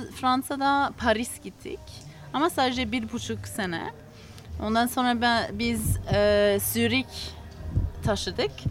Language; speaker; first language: Turkish; non-native, learner; English